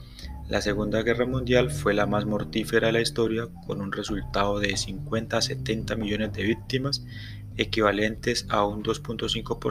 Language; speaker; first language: Spanish; native; Spanish